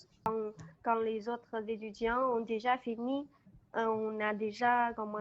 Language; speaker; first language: French; non-native, learner; Chinese